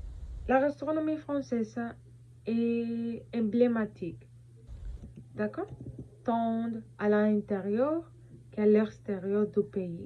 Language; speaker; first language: French; non-native, learner; Spanish